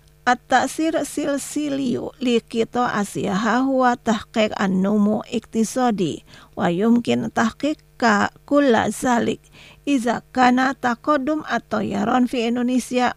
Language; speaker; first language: Arabic; non-native, fluent; Indonesian